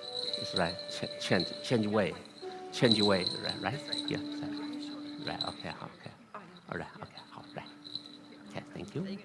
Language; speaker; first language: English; non-native, learner; Chinese